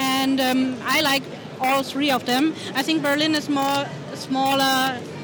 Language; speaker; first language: English; non-native, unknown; German